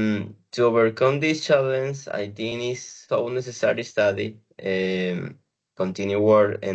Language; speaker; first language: English; non-native, learner; Spanish